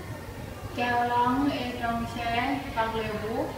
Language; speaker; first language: French; non-native, learner; Thai